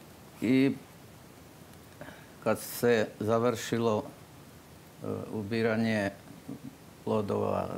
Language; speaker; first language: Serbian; non-native, local second language; Slovak